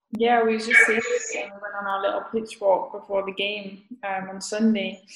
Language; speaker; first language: English; native; English